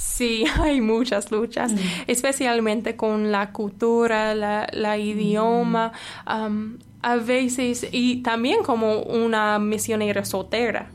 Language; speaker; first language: Spanish; non-native, fluent; English